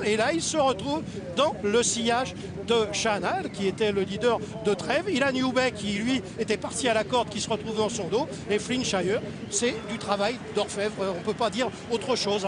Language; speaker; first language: French; native; French